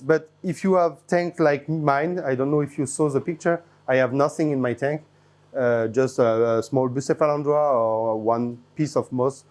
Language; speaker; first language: English; non-native, fluent; French